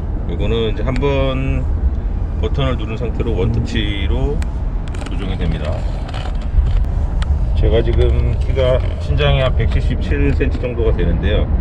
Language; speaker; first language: Korean; native; Korean